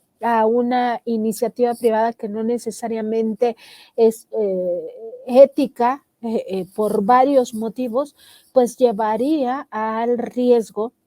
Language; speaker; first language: Spanish; native; Spanish